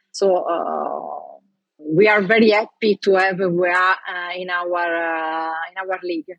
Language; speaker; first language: English; non-native, learner; Italian